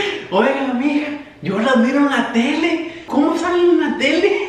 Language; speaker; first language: Spanish; native; Spanish